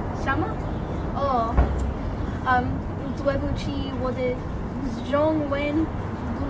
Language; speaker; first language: Chinese; non-native, learner; English